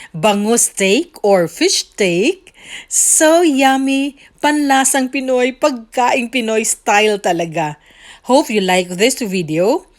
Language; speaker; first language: Filipino; native; Filipino